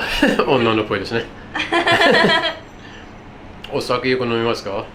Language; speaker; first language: Japanese; non-native, learner; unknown